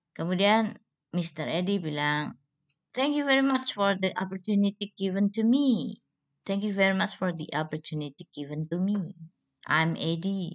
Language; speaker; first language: English; non-native, fluent; Indonesian